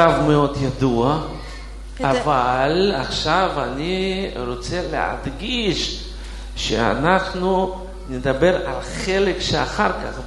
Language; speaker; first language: Hebrew; non-native, fluent; Russian